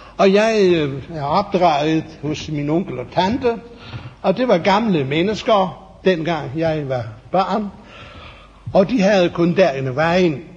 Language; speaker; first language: Danish; native; Danish